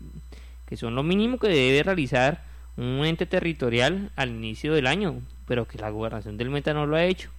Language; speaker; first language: Spanish; native; Spanish